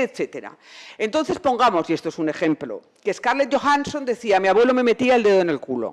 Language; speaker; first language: Spanish; native; Spanish